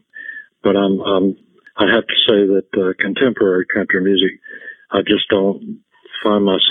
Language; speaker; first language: English; native; English